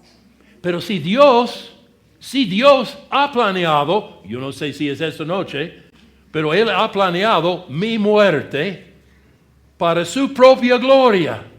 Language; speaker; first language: Spanish; non-native, fluent; English